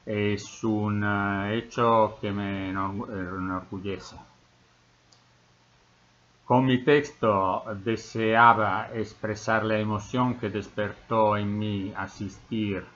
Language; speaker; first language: Spanish; non-native, fluent; Italian